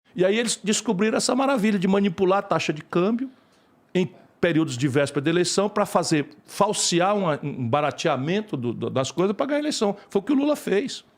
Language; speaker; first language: Portuguese; native; Portuguese